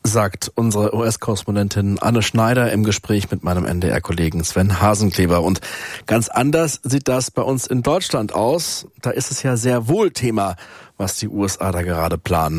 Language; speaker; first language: German; native; German